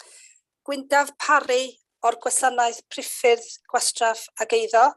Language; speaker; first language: Welsh; native; Welsh